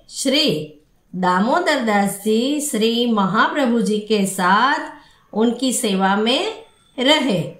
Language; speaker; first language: Hindi; non-native, local second language; Gujarati